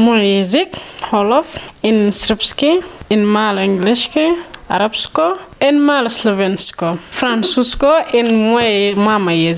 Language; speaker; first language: Slovenian; non-native, learner; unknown